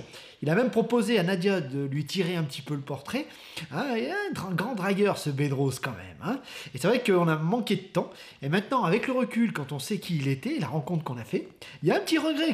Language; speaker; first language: French; native; French